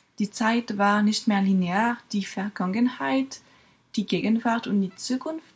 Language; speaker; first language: German; non-native, fluent; French